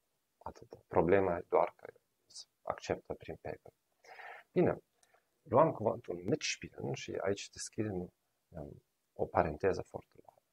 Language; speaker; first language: Romanian; non-native, fluent; German